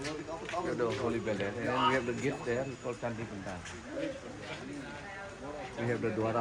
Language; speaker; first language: English; non-native, learner; Balinese